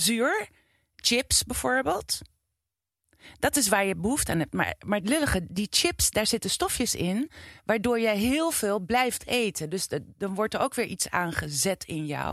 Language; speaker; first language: Dutch; native; Dutch